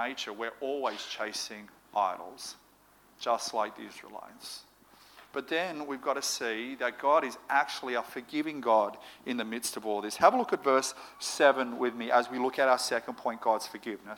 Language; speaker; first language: English; native; English